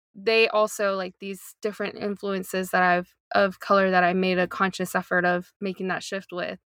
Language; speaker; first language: English; native; English